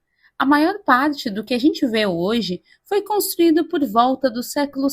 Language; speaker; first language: Portuguese; native; Portuguese